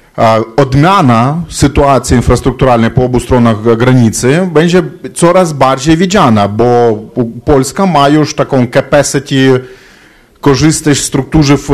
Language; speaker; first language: Polish; non-native, fluent; Ukrainian